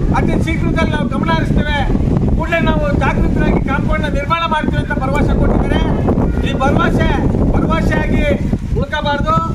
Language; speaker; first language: Kannada; native; Kannada